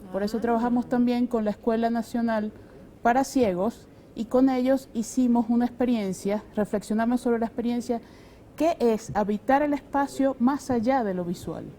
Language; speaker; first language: Spanish; native; Spanish